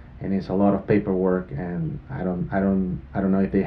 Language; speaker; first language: English; non-native, fluent; Spanish